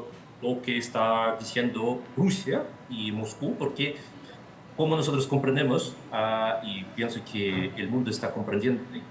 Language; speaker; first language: Spanish; non-native, fluent; Russian